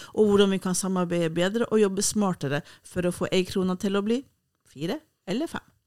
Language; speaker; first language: Norwegian; native; Norwegian